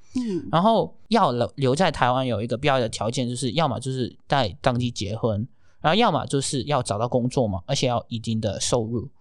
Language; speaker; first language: Chinese; non-native, fluent; Cantonese